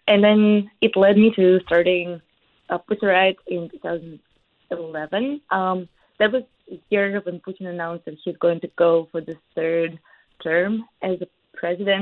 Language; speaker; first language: English; non-native, fluent; Russian